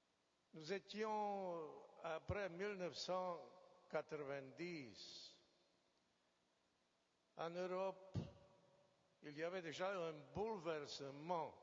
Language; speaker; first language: French; non-native, fluent; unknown